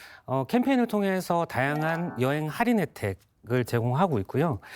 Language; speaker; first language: Korean; native; Korean